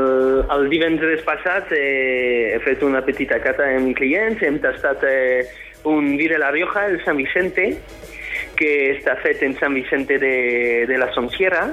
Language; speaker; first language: Catalan; non-native, fluent; French